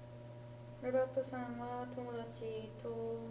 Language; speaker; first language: Japanese; non-native, learner; English